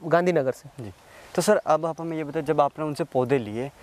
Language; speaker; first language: Hindi; native; Hindi